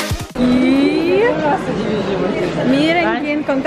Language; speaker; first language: Spanish; non-native, learner; Ukrainian